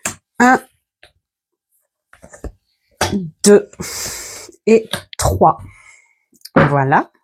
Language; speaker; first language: French; native; French